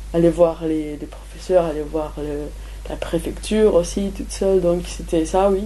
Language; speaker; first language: French; non-native, fluent; Spanish